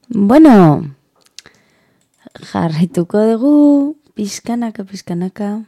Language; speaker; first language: Basque; non-native, learner; Spanish